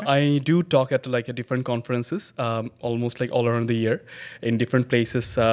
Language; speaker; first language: English; non-native, local second language; Bangla